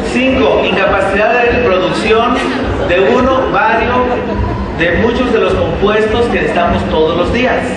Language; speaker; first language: Spanish; native; Spanish